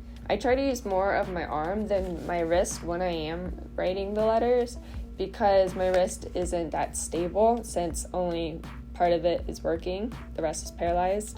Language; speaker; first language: English; native; English